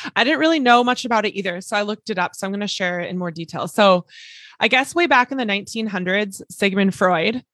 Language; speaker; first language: English; native; English